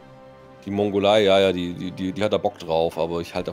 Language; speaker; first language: German; native; German